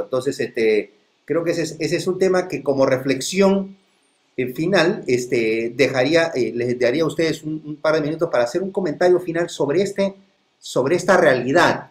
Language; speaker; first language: Spanish; native; Spanish